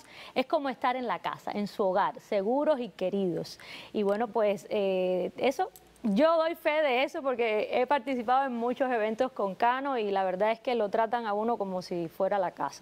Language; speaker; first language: Spanish; native; Spanish